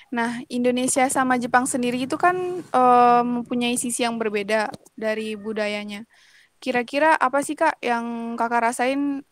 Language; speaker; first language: Indonesian; native; Indonesian